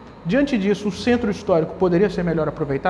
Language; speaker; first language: Portuguese; native; Portuguese